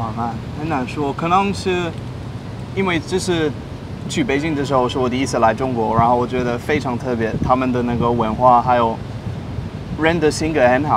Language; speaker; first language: Chinese; non-native, fluent; English